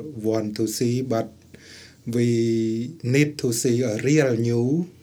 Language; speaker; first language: English; non-native, learner; Khmer